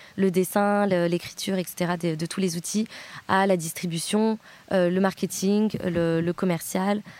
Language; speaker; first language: French; native; French